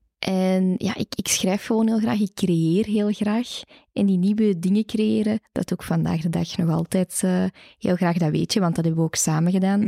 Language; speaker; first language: Dutch; native; Dutch